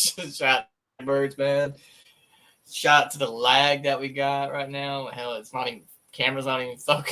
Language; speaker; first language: English; native; English